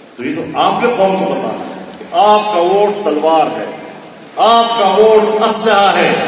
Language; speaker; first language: Urdu; non-native, local second language; Pashto